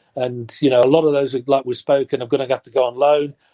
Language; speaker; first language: English; native; English